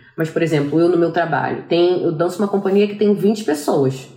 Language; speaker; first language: Portuguese; native; Portuguese